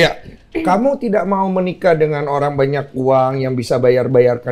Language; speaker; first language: Indonesian; native; Indonesian